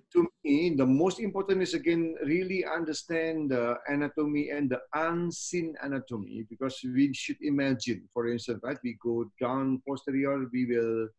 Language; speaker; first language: English; non-native, fluent; Indonesian